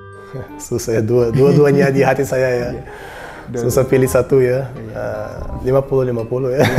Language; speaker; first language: Indonesian; non-native, learner; Portuguese